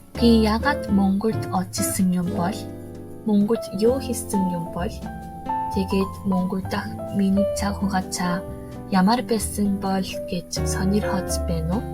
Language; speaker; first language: Mongolian; non-native, learner; Korean